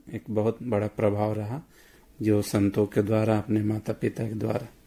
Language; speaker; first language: Hindi; native; Hindi